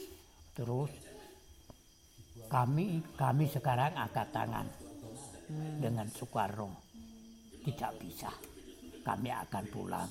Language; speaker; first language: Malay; non-native, local second language; Javanese